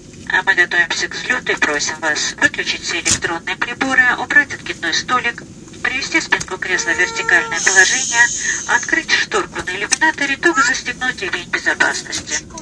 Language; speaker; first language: Russian; native; Russian